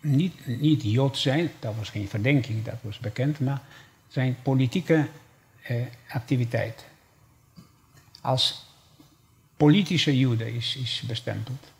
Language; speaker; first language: Dutch; non-native, fluent; Polish